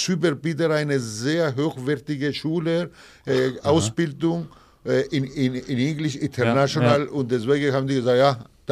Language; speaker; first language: German; non-native, fluent; Greek